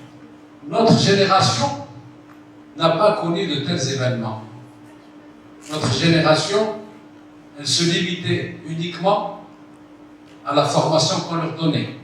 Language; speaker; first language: French; non-native, local second language; Arabic